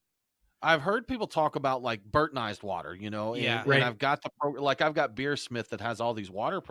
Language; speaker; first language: English; native; English